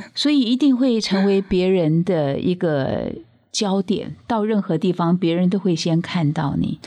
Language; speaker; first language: Chinese; native; Chinese